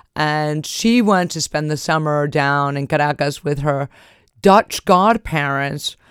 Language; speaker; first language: English; early bilingual, other home language; Spanish